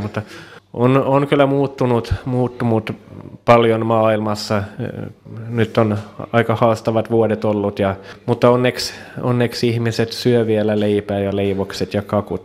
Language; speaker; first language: Finnish; non-native, local second language; Swedish